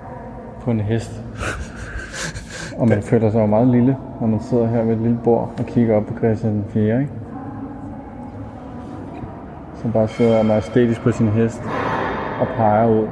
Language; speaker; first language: Danish; native; Danish